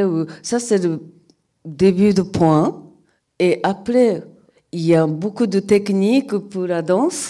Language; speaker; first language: French; non-native, learner; Japanese